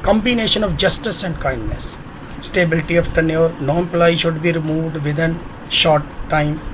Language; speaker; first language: English; non-native, local second language; Punjabi